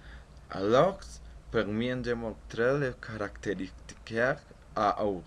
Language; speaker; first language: French; non-native, learner; Spanish